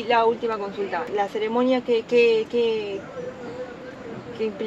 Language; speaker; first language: Spanish; native; Spanish